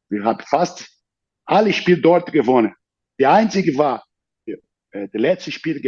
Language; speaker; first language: German; non-native, learner; Portuguese